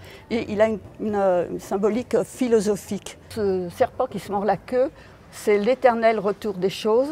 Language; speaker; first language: French; native; French